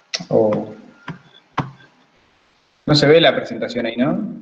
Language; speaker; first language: Spanish; native; Spanish